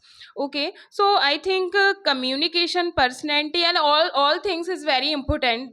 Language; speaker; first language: English; non-native, local second language; Hindi